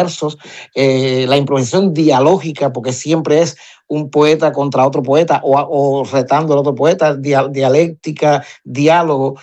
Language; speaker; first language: Spanish; native; Spanish